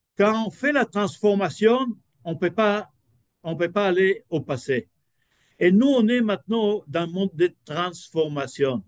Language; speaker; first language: French; non-native, fluent; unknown